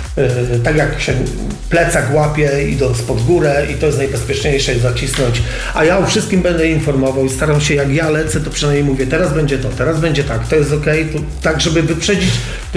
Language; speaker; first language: Polish; native; Polish